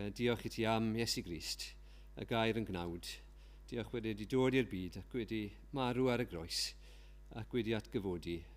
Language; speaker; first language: Welsh; native; Welsh